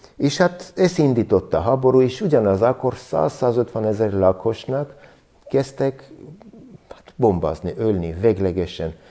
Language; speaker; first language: Hungarian; non-native, learner; Armenian